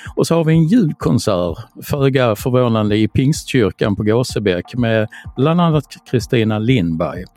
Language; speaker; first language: Swedish; native; Swedish